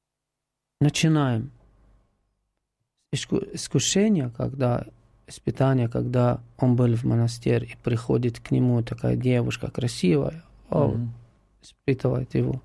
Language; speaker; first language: Russian; non-native, fluent; Arabic